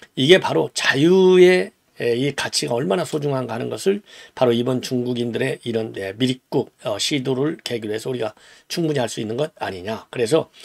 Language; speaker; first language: Korean; native; Korean